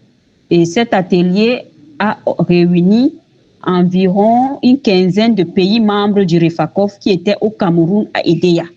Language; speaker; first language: French; native; French